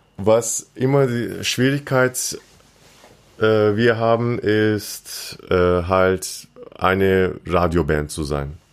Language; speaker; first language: German; non-native, fluent; Turkish